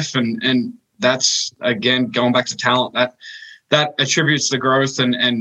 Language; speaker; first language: English; native; English